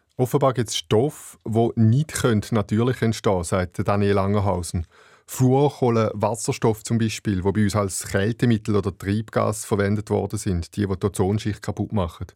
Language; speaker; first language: German; native; German